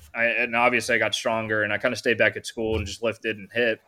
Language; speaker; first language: English; native; English